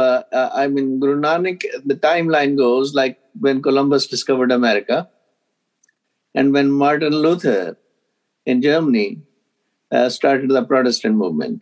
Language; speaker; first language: English; non-native, local second language; Punjabi